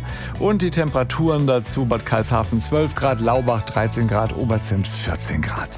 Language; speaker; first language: German; native; German